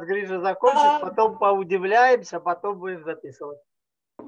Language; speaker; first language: Russian; native; Russian